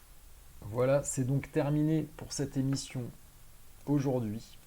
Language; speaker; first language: French; native; French